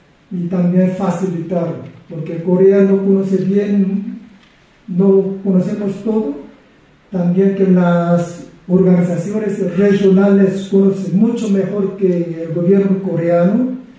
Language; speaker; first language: Spanish; non-native, fluent; Korean